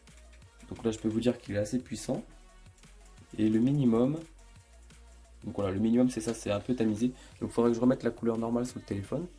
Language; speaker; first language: French; native; French